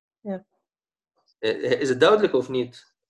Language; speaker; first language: Dutch; non-native, fluent; Arabic